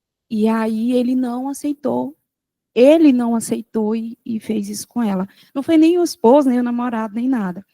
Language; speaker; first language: Portuguese; native; Portuguese